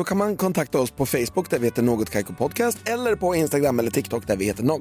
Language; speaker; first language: Swedish; native; Swedish